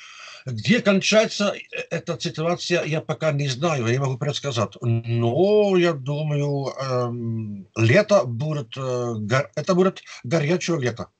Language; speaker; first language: Russian; non-native, fluent; Dutch